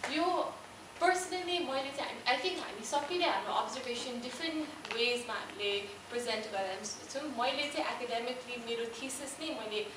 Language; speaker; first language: Nepali; early bilingual, heritage; Nepali